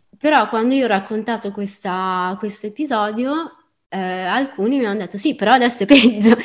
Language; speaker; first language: Italian; native; Italian